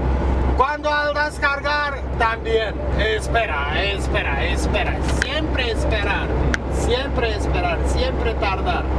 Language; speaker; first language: Spanish; non-native, fluent; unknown